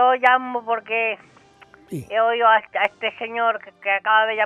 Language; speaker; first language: Spanish; native; Spanish